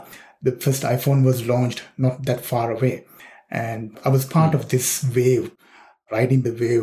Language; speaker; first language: English; non-native, local second language; Sinhala